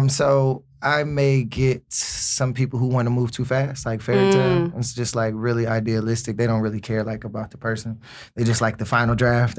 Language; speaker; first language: English; native; English